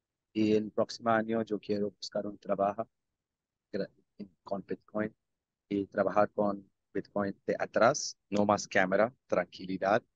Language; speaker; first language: Spanish; non-native, learner; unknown